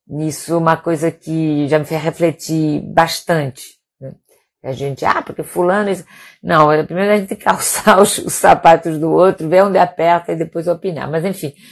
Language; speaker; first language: Portuguese; non-native, fluent; Spanish